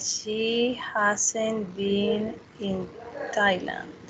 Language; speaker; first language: English; non-native, learner; Spanish